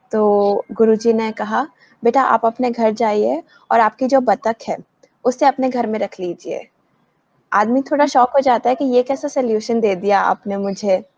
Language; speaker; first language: Hindi; native; Hindi